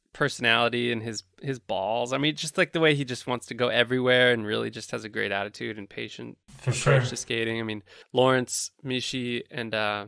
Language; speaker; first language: English; native; English